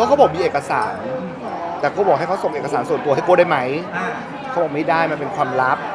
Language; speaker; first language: Thai; native; Thai